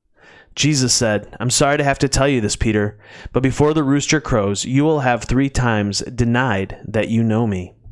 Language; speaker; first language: English; native; English